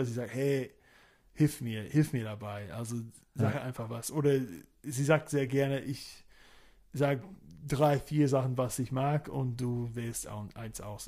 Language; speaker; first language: German; non-native, fluent; English